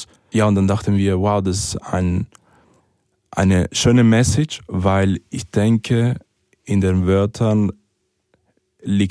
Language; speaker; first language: German; early bilingual, other home language; Spanish